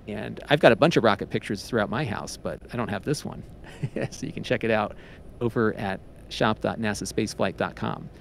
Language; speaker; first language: English; native; English